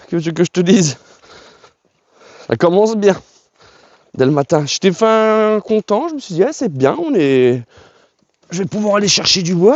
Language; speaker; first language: French; native; French